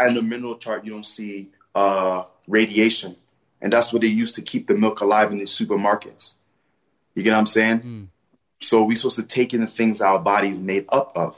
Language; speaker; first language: English; native; English